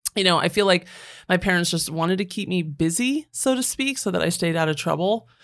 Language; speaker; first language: English; native; English